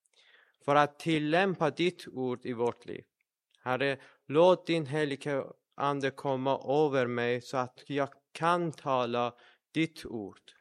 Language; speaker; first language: Swedish; non-native, fluent; Persian